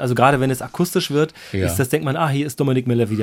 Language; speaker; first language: German; native; German